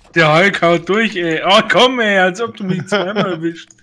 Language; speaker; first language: German; native; German